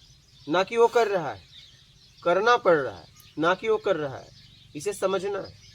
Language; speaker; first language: Hindi; native; Hindi